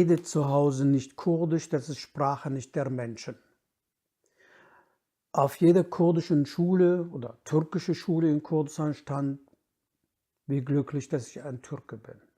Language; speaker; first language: German; non-native, fluent; Kurdish